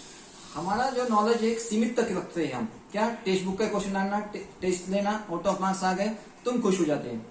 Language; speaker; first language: Hindi; non-native, local second language; Marathi